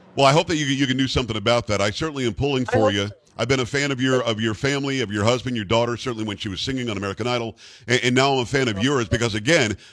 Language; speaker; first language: English; native; English